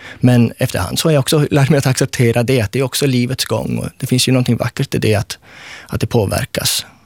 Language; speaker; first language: Swedish; native; Swedish